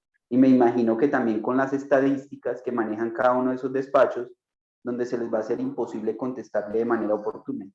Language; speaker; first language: Spanish; native; Spanish